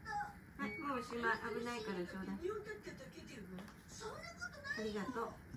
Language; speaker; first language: Japanese; native; Japanese